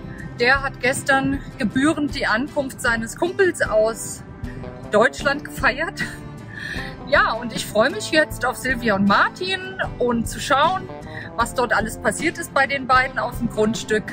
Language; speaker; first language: German; native; German